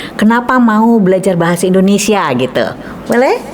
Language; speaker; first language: Indonesian; native; Indonesian